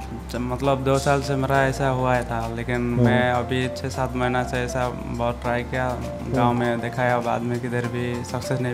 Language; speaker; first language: Hindi; non-native, local second language; Odia